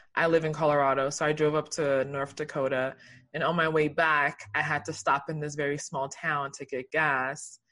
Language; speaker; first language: English; early bilingual, other home language; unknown